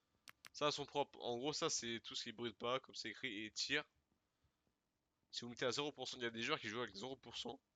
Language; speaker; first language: French; native; French